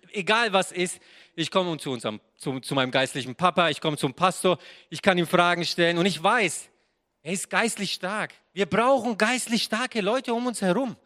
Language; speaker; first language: German; non-native, fluent; Serbian